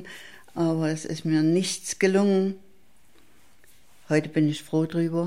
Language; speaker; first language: German; native; German